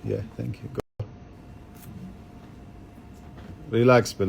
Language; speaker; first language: English; non-native, learner; Arabic